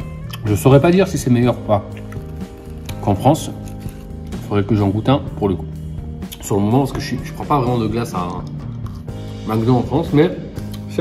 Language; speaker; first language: French; native; French